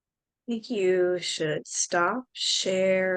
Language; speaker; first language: English; native; English